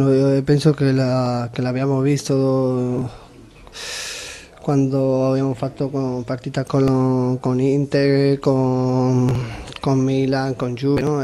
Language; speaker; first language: Italian; non-native, fluent; Spanish